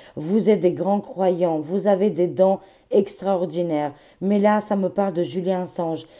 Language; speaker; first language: French; non-native, fluent; Albanian